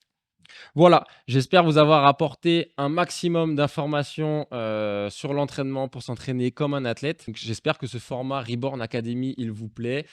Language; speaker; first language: French; native; French